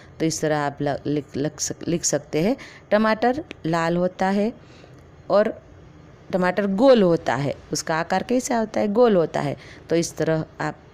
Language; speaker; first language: Hindi; non-native, local second language; Gujarati